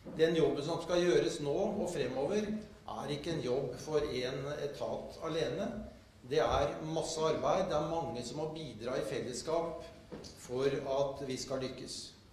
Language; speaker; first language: Norwegian; native; Norwegian